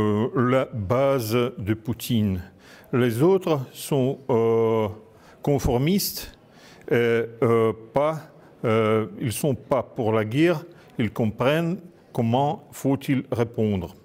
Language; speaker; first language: French; non-native, fluent; Russian